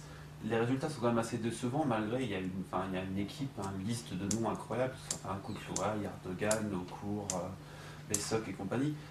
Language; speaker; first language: French; native; French